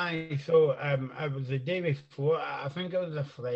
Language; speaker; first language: English; native; English